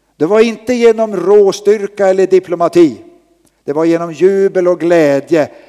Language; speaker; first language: Swedish; native; Swedish